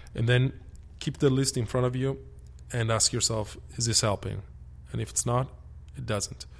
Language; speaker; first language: English; early bilingual, other home language; Italian